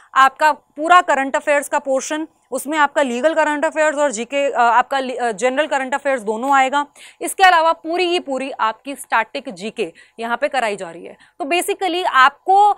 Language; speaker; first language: Hindi; native; Hindi